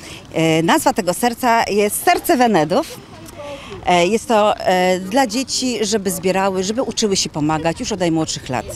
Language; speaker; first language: Polish; native; Polish